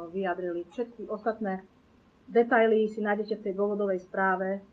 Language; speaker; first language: Slovak; native; Slovak